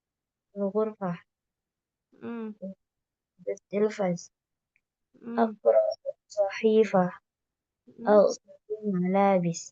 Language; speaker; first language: Arabic; non-native, learner; Indonesian